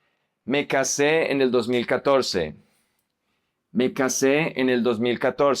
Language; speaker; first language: Spanish; non-native, fluent; English